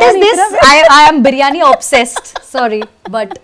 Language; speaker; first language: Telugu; non-native, learner; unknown